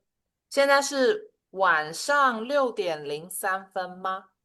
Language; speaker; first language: Chinese; non-native, fluent; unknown